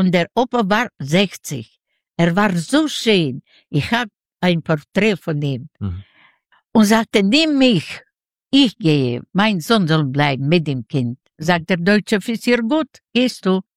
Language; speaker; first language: German; non-native, learner; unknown